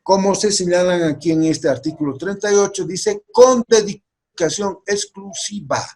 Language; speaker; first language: Spanish; native; Spanish